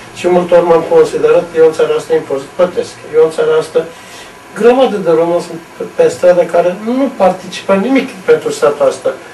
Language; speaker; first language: Romanian; non-native, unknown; Turkish